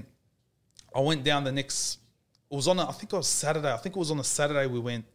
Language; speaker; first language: English; native; English